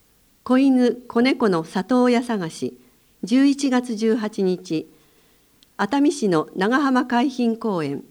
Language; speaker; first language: Japanese; native; Japanese